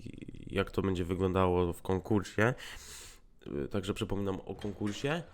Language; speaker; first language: Polish; native; Polish